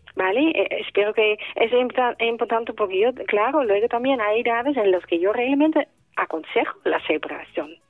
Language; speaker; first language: Spanish; non-native, fluent; Dutch